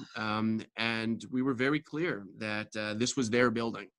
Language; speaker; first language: English; native; English